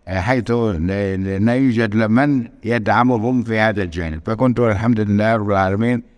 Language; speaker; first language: Arabic; native; Arabic